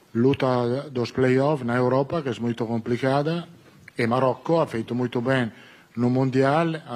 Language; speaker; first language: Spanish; non-native, fluent; Italian